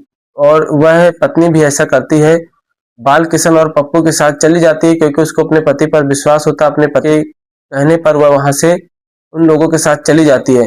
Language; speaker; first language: Hindi; native; Hindi